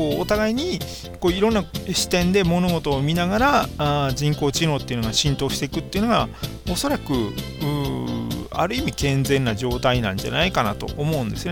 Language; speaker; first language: Japanese; native; Japanese